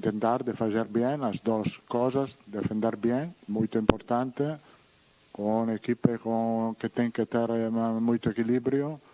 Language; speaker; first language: Portuguese; non-native, learner; Italian